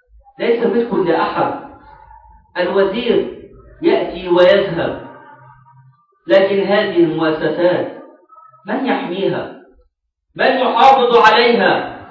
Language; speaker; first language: Arabic; native; Arabic